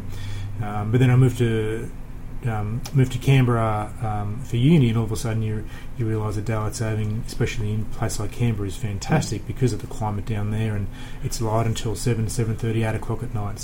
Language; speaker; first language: English; native; English